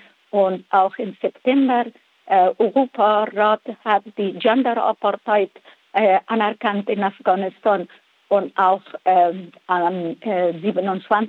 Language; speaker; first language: German; non-native, fluent; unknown